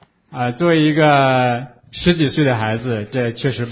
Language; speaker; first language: Chinese; native; Chinese